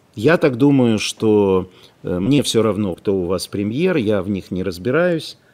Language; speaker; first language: Russian; non-native, local second language; Ukrainian